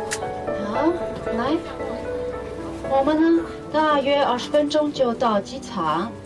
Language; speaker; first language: Chinese; native; Chinese